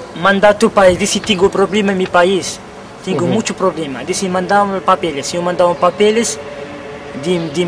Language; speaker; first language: Spanish; non-native, learner; Kabyle